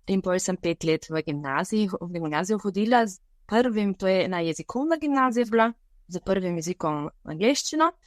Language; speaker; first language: Slovenian; non-native, fluent; Bulgarian